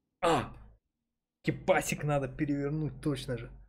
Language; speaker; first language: Russian; native; Russian